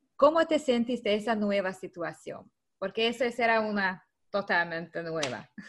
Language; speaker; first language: Spanish; non-native, learner; Hungarian